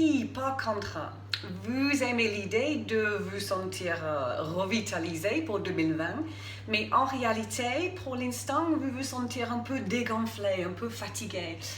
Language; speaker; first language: French; non-native, fluent; English